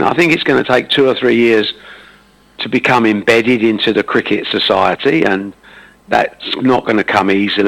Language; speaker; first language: English; native; English